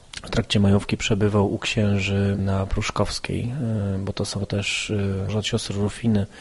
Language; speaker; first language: Polish; native; Polish